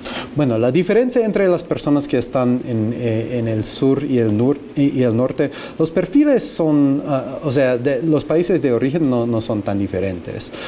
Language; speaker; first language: Spanish; non-native, fluent; English